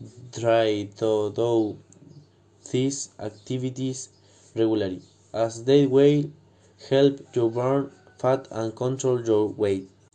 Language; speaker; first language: English; non-native, learner; Spanish